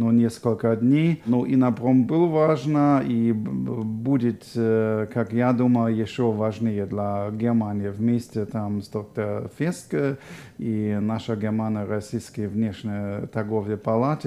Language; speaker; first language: Russian; non-native, fluent; German